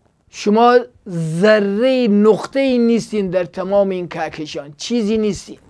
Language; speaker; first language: Persian; native; Persian